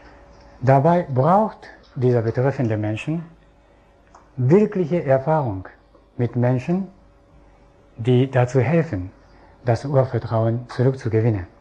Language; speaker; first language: German; non-native, fluent; Japanese